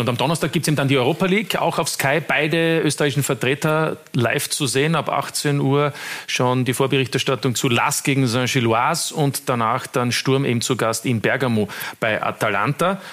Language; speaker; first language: German; native; German